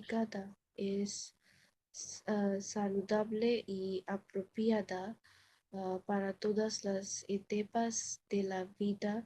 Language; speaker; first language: Spanish; non-native, learner; Bangla